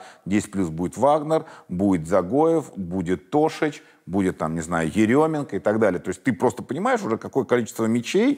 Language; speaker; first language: Russian; native; Russian